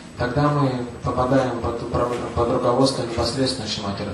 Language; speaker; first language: Russian; native; Russian